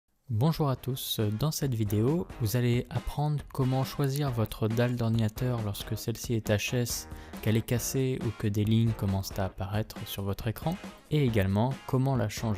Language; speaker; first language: French; native; French